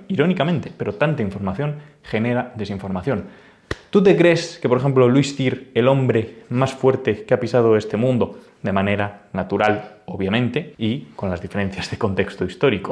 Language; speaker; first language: Spanish; native; Spanish